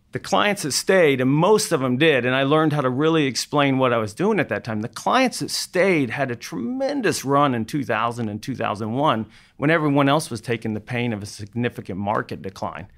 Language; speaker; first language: English; native; English